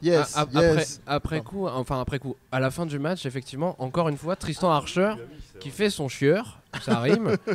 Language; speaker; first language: French; native; French